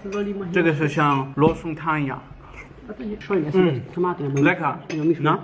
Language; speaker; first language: Chinese; non-native, fluent; German